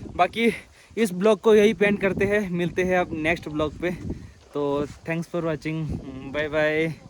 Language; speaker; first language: Hindi; non-native, local second language; Bangla